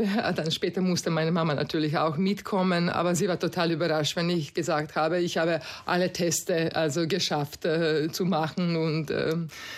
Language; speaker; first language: German; non-native, fluent; Croatian